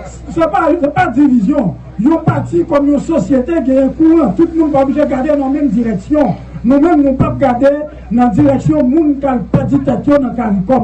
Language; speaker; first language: French; non-native, local second language; Haitian Creole